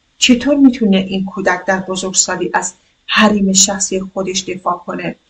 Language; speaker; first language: Persian; non-native, local second language; Kurdish